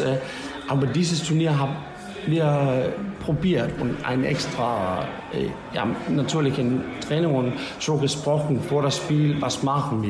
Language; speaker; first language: German; non-native, learner; Danish